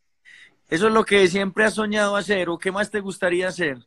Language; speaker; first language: Spanish; native; Spanish